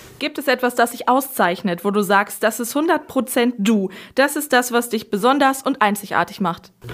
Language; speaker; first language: German; native; German